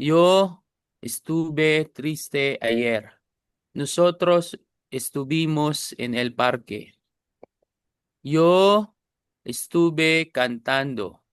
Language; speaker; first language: Spanish; non-native, learner; Filipino